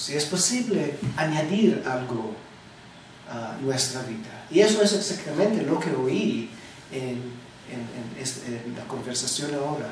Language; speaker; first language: Spanish; non-native, fluent; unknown